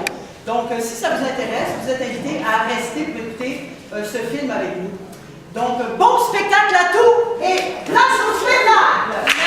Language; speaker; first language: French; native; French